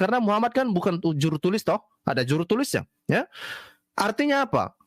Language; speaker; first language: Indonesian; native; Indonesian